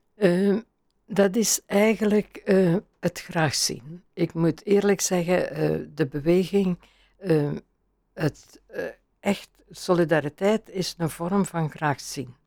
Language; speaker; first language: Dutch; native; Dutch